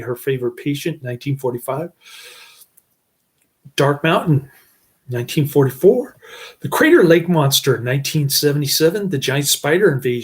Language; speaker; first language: English; native; English